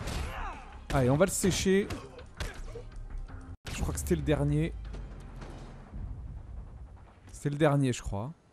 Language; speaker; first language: French; native; French